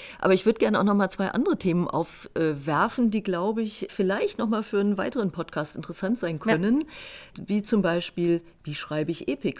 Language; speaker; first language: German; native; German